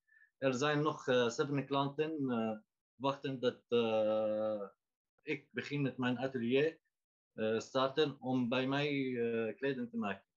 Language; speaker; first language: Dutch; non-native, learner; Arabic